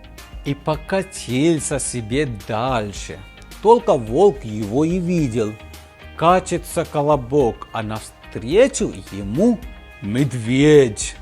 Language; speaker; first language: Russian; non-native, fluent; Hindi